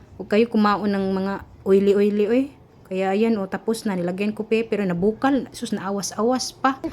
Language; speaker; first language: Filipino; non-native, local second language; Cebuano